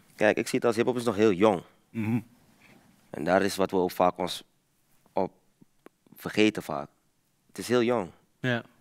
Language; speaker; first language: Dutch; early bilingual, other home language; Papiamento